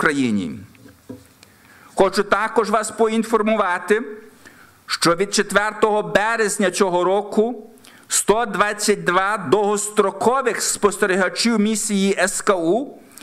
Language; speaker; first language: Ukrainian; early bilingual, heritage; Ukrainian